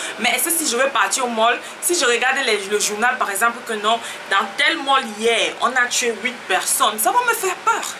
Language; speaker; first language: French; native; French